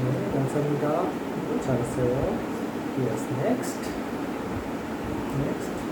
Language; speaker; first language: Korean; non-native, fluent; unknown